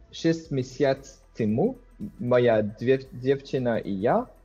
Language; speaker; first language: Polish; non-native, learner; French